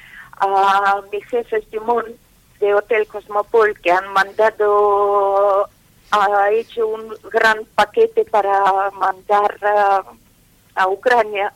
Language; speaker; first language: Spanish; non-native, fluent; Ukrainian